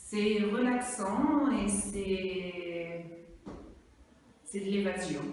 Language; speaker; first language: French; non-native, fluent; Italian